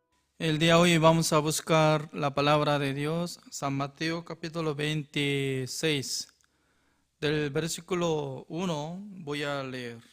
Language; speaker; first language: Spanish; non-native, fluent; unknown